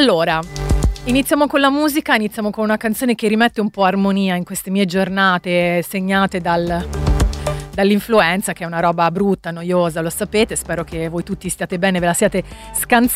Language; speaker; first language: Italian; native; Italian